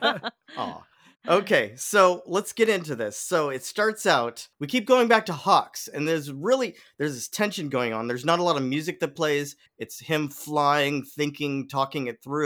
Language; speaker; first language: English; native; English